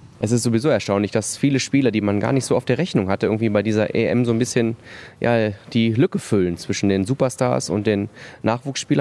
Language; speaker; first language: German; native; German